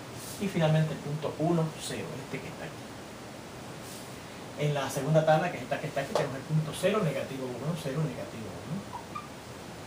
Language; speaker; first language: Spanish; native; Spanish